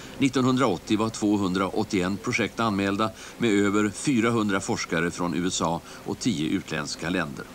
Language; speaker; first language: Swedish; native; Swedish